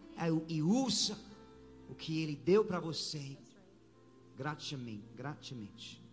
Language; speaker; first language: Portuguese; non-native, fluent; English